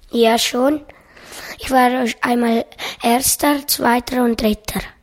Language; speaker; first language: German; early bilingual, other home language; Russian